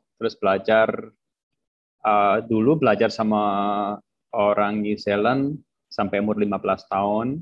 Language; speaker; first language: Indonesian; non-native, fluent; English